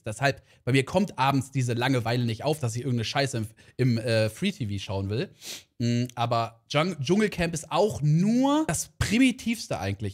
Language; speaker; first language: German; native; German